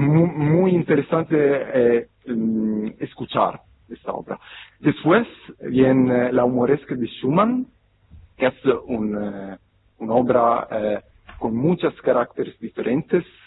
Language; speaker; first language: Spanish; non-native, fluent; Italian